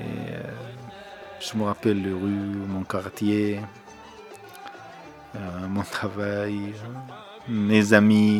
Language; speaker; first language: French; non-native, learner; Arabic